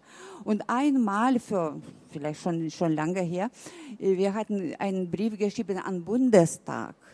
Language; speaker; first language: German; early bilingual, heritage; German